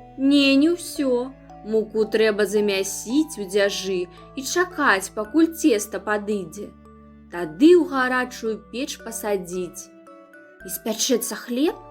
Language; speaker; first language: Belarusian; non-native, local second language; Russian